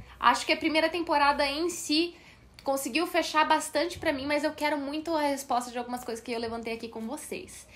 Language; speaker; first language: Portuguese; native; Portuguese